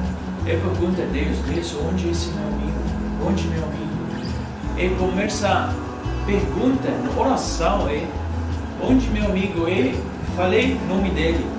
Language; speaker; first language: Portuguese; non-native, learner; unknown